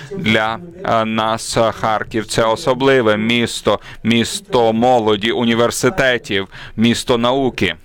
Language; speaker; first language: Ukrainian; non-native, fluent; Azerbaijani